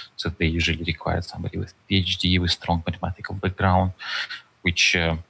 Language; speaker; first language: English; non-native, fluent; Russian